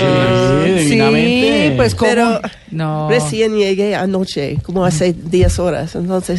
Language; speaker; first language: Spanish; non-native, learner; English